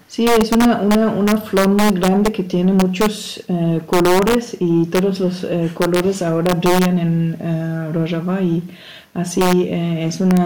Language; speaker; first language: Spanish; non-native, learner; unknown